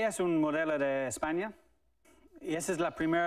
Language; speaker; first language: Spanish; non-native, learner; English